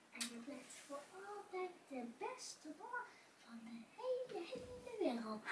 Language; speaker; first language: Dutch; early bilingual, other home language; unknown